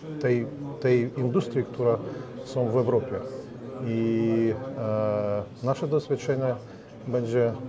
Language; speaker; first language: Polish; non-native, learner; Ukrainian